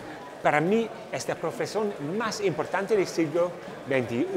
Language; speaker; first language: Spanish; non-native, fluent; English